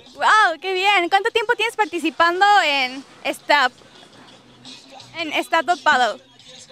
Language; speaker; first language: Spanish; native; Spanish